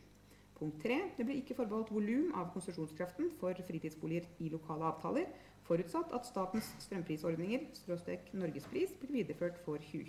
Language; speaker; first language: Norwegian; native; Norwegian